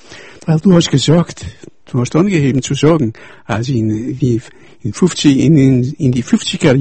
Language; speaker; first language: German; early bilingual, heritage; Yiddish